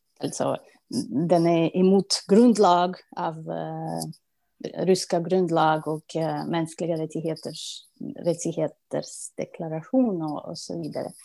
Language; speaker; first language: Swedish; non-native, fluent; Russian